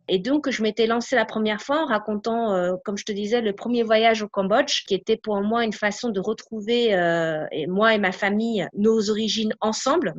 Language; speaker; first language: French; native; French